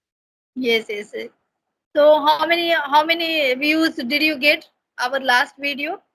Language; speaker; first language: English; non-native, learner; Hindi